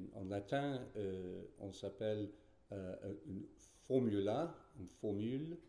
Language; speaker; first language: French; non-native, fluent; English